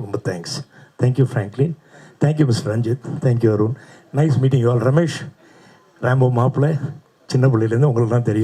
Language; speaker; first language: Tamil; native; Tamil